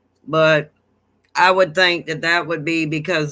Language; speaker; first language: English; native; English